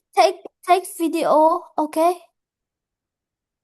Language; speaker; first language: English; non-native, learner; Vietnamese